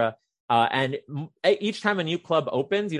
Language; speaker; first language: English; native; English